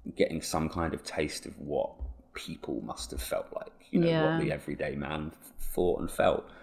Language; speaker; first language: English; native; English